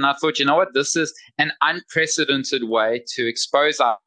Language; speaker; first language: English; native; English